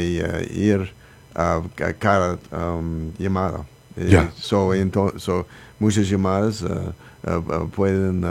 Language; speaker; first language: Spanish; non-native, learner; English